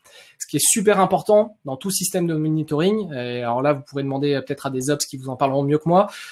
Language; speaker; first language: French; native; French